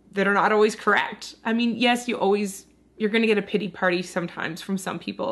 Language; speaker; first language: English; native; English